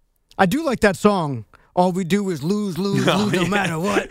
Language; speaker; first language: English; native; English